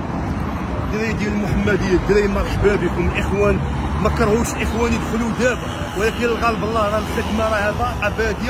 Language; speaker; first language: Arabic; native; Arabic